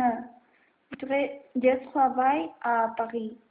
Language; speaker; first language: French; non-native, learner; Spanish